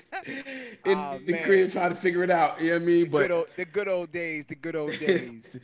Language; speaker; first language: English; native; English